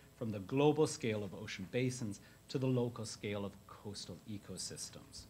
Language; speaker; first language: English; native; English